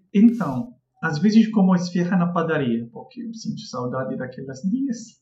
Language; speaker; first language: Portuguese; non-native, fluent; Arabic